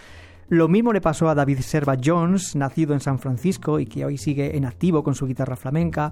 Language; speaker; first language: Spanish; native; Spanish